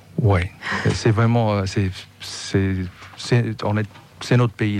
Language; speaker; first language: French; non-native, fluent; English